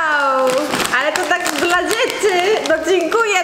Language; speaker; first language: Polish; non-native, learner; Korean